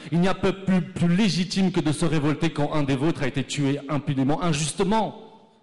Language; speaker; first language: French; native; French